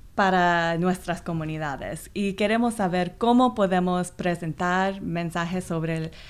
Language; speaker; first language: Spanish; non-native, fluent; Korean